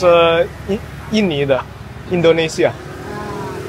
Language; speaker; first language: Chinese; early bilingual, heritage; Indonesian